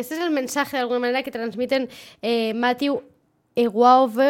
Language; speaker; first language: Spanish; non-native, local second language; Catalan